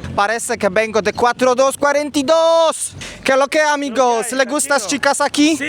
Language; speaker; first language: Spanish; non-native, learner; Polish